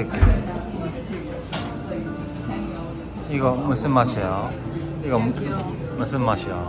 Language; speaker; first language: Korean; non-native, fluent; Japanese